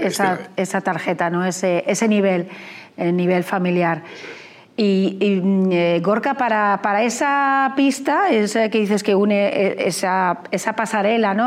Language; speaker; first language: Spanish; native; Spanish